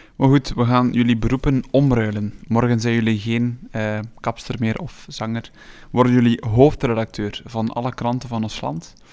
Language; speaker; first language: Dutch; native; Dutch